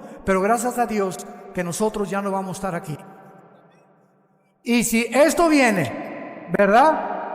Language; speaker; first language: Spanish; native; Spanish